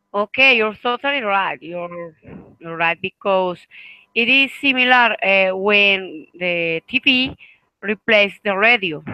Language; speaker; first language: English; non-native, fluent; Spanish